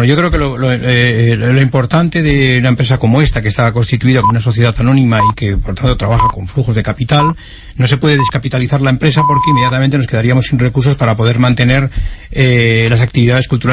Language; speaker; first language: Spanish; native; Spanish